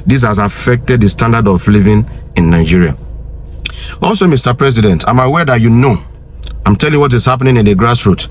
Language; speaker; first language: English; non-native, local second language; Igbo